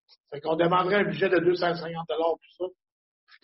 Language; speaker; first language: French; native; French